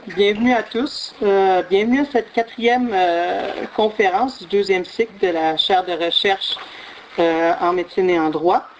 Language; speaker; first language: French; native; French